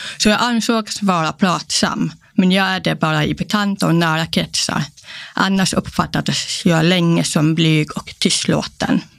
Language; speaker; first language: Swedish; early bilingual, other home language; Polish